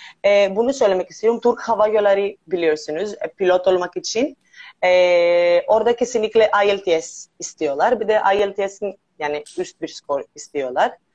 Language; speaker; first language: Turkish; non-native, learner; Greek